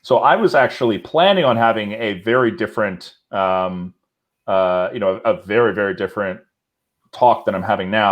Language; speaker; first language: English; native; English